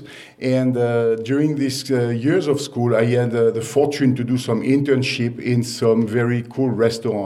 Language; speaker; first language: English; non-native, fluent; French